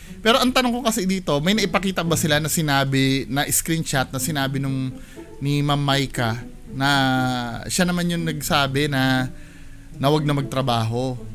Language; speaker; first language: Filipino; native; Filipino